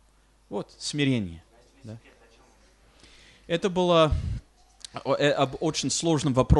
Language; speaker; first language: Russian; non-native, fluent; English